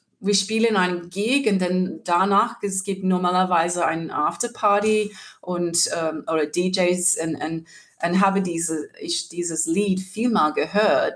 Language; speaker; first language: German; non-native, learner; English